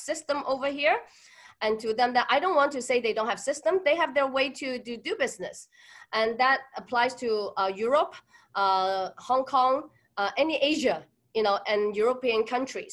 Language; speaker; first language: English; non-native, local second language; Cantonese